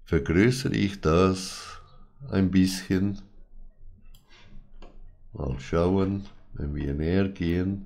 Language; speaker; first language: German; non-native, fluent; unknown